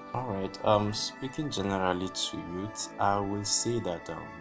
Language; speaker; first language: English; non-native, local second language; Igbo